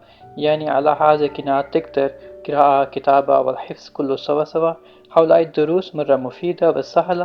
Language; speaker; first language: Arabic; non-native, learner; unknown